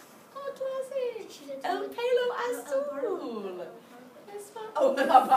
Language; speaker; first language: Spanish; non-native, fluent; English